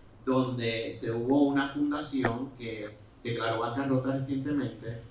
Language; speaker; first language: Spanish; native; Spanish